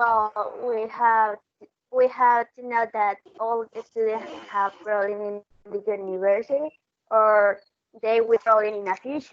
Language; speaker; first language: English; non-native, learner; Spanish